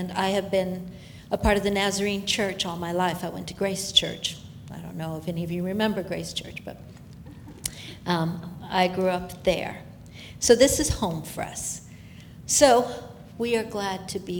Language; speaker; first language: English; native; English